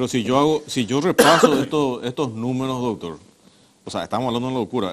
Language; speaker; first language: Spanish; native; Spanish